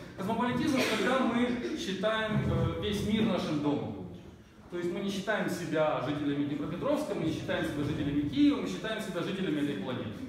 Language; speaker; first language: Russian; native; Russian